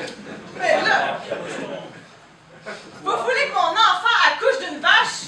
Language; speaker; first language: French; native; French